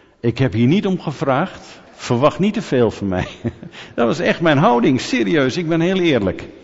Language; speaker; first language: Dutch; native; Dutch